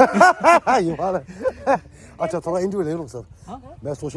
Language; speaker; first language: Hindi; non-native, local second language; Tibetan